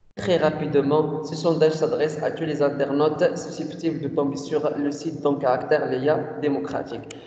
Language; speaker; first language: French; non-native, local second language; Arabic